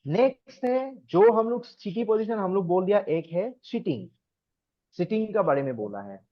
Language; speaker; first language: Hindi; non-native, local second language; Assamese